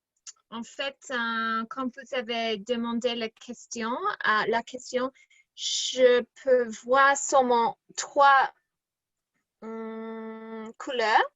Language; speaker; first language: French; non-native, learner; English